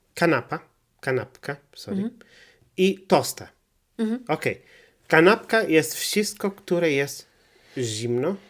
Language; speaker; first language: Polish; non-native, learner; Portuguese